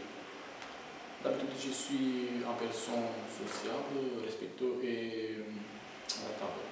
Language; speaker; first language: French; non-native, learner; Romanian